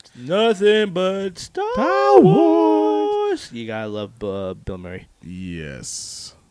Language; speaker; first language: English; early bilingual, other home language; Filipino